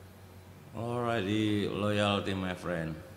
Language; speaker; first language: English; non-native, learner; Indonesian